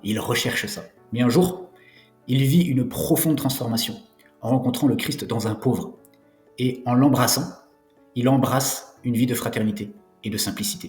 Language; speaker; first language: French; native; French